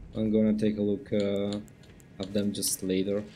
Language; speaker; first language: English; non-native, fluent; Italian